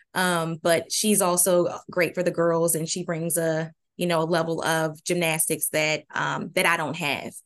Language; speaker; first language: English; native; English